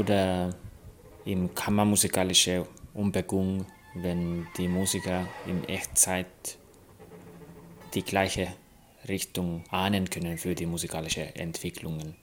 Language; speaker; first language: German; non-native, fluent; Finnish